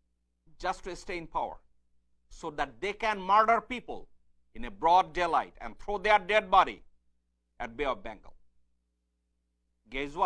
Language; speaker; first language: English; non-native, fluent; Bangla